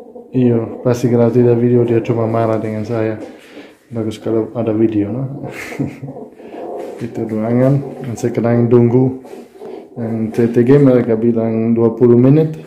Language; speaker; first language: Indonesian; non-native, fluent; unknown